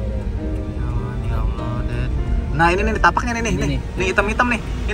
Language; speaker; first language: Indonesian; native; Indonesian